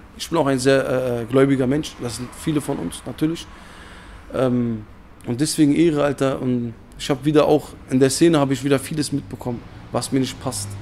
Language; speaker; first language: German; early bilingual, other home language; Turkish